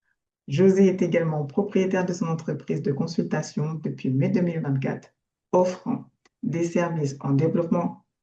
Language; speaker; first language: French; native; French